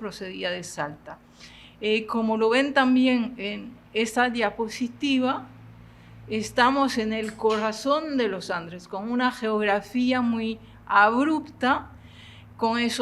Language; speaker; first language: Spanish; non-native, fluent; French